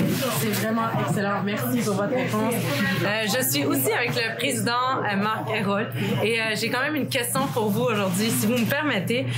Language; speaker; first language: French; native; French